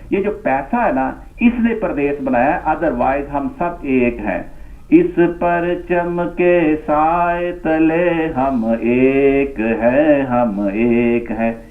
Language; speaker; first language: Urdu; non-native, local second language; Punjabi